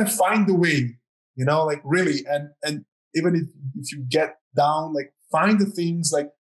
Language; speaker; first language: English; non-native, fluent; Croatian